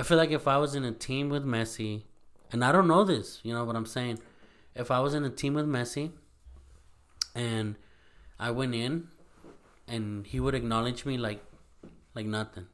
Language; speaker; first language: English; early bilingual, other home language; Spanish